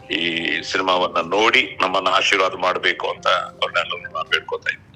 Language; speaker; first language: Kannada; non-native, local second language; Telugu